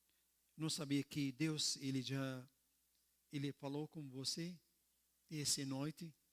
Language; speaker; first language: Portuguese; non-native, learner; Arabic